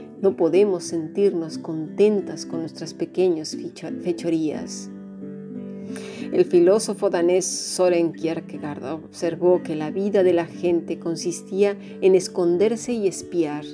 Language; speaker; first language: Spanish; native; Spanish